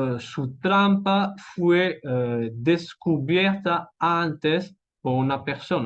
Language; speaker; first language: Spanish; non-native, fluent; French